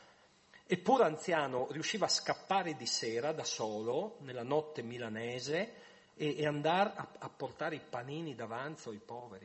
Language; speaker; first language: Italian; native; Italian